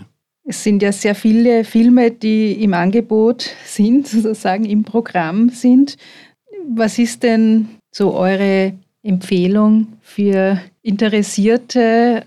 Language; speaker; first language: German; native; German